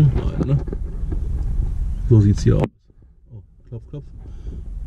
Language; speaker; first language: German; native; German